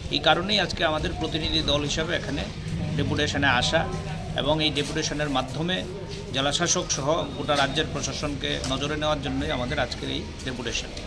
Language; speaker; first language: Bangla; native; Bangla